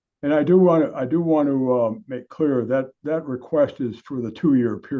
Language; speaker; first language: English; native; English